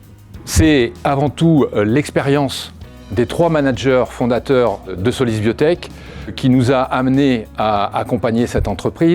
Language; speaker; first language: French; native; French